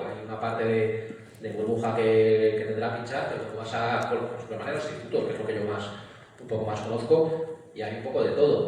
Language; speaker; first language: Spanish; native; Spanish